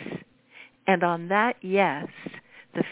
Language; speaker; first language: English; native; English